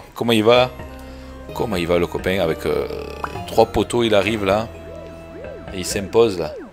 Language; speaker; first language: French; native; French